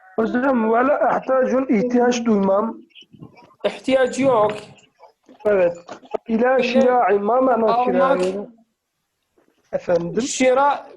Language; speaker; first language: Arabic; non-native, learner; Turkish